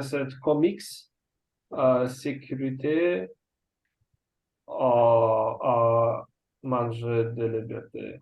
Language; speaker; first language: French; non-native, learner; Russian